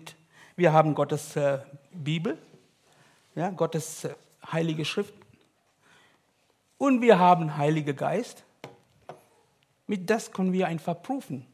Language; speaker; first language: German; non-native, learner; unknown